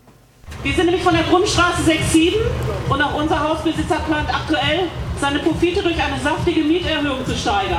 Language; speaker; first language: German; native; German